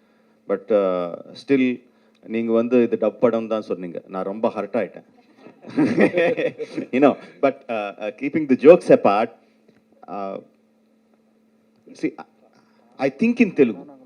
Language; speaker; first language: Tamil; non-native, local second language; Telugu